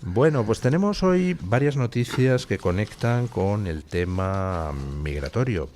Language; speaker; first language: Spanish; native; Spanish